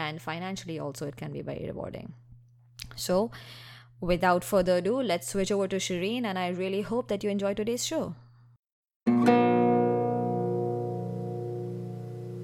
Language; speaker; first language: English; non-native, local second language; Hindi